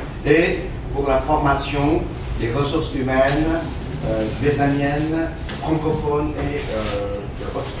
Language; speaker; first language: French; non-native, fluent; Vietnamese